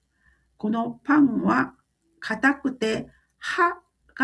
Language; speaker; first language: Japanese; non-native, fluent; Korean